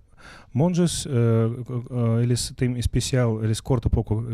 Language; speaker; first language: Portuguese; non-native, learner; Russian